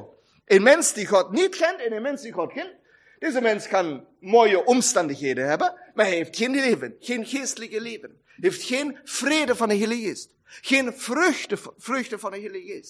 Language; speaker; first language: German; non-native, learner; Dutch